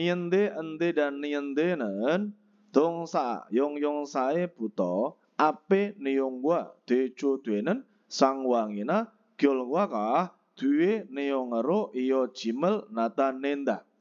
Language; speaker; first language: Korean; non-native, fluent; Indonesian